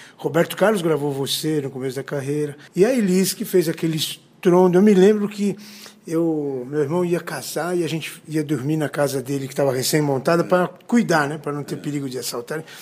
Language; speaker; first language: Portuguese; native; Portuguese